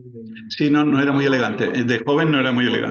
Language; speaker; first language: Spanish; native; Spanish